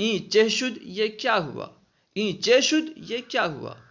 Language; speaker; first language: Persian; non-native, fluent; Urdu